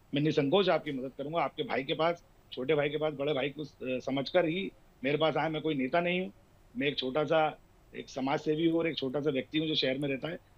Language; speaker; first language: Hindi; native; Hindi